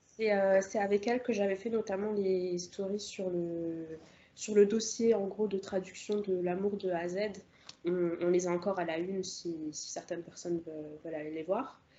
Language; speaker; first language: French; native; French